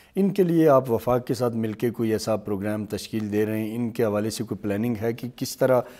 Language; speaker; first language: Urdu; native; Urdu